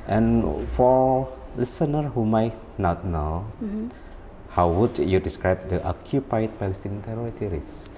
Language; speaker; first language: English; non-native, learner; Indonesian